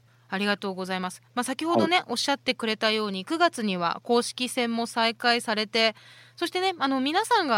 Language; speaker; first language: Japanese; native; Japanese